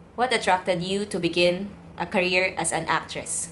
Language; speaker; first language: English; non-native, local second language; Filipino